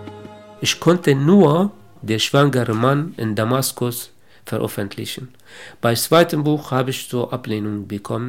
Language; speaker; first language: German; non-native, local second language; Kurdish